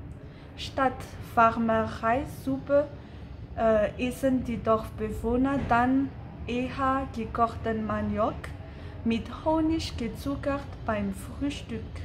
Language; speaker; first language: German; non-native, fluent; Malagasy